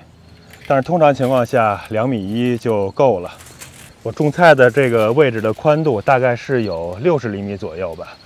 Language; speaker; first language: Chinese; native; Chinese